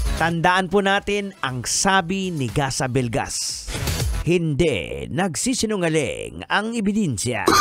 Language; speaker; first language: Filipino; native; Filipino